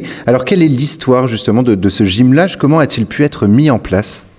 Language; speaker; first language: French; native; French